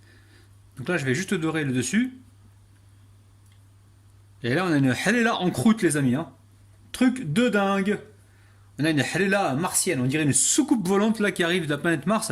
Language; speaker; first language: French; native; French